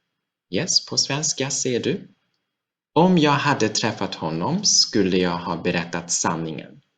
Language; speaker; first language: Swedish; non-native, fluent; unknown